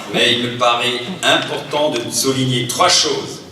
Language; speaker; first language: French; non-native, fluent; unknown